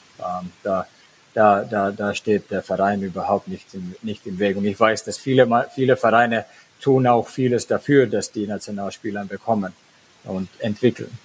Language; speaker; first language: German; non-native, fluent; Finnish